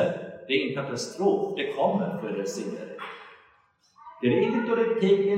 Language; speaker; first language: Swedish; non-native, fluent; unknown